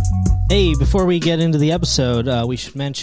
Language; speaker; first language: English; native; English